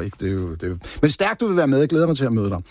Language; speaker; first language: Danish; native; Danish